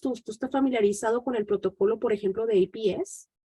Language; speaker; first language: Spanish; native; Spanish